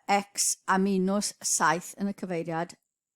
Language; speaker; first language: Welsh; native; Welsh